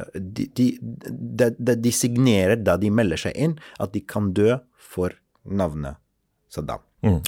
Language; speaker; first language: Norwegian; non-native, fluent; Arabic